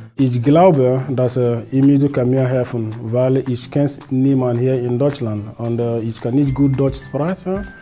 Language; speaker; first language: German; non-native, learner; Persian